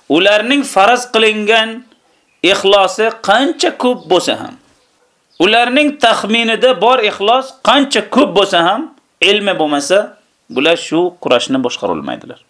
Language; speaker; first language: Uzbek; native; Uzbek